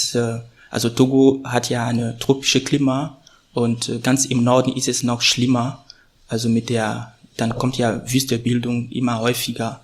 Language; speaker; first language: German; non-native, fluent; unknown